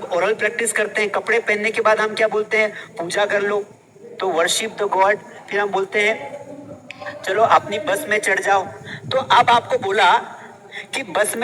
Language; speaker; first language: Hindi; native; Hindi